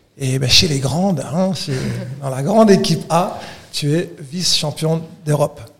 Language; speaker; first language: French; native; French